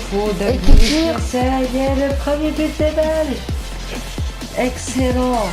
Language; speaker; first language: French; native; French